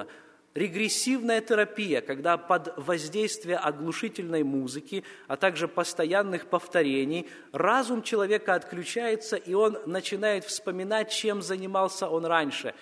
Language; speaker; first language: Russian; native; Russian